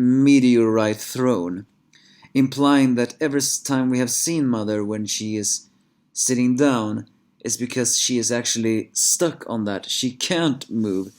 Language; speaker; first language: English; non-native, fluent; Swedish